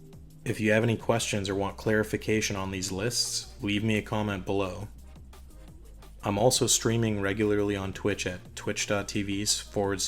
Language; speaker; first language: English; native; English